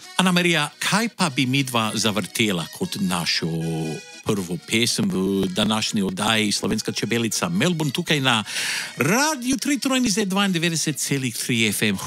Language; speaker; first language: Slovenian; early bilingual, heritage; Slovenian